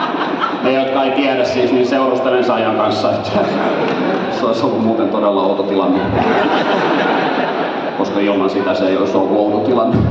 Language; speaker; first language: Finnish; native; Finnish